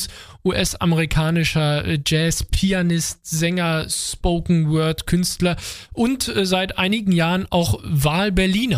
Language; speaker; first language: German; native; German